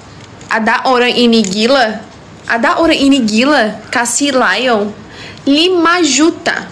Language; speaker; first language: Indonesian; non-native, learner; Portuguese